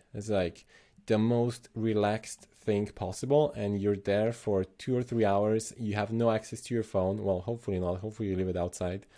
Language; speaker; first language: English; non-native, fluent; Slovenian